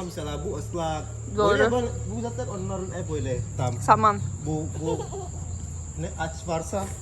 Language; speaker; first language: Turkish; non-native, learner; Indonesian